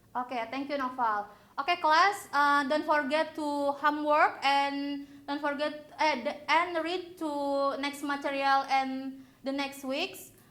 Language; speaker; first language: English; non-native, learner; Indonesian